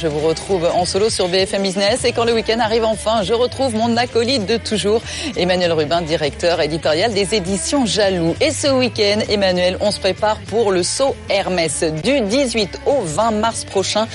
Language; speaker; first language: French; native; French